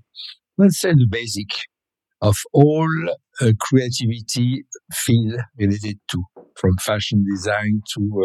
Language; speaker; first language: English; non-native, fluent; French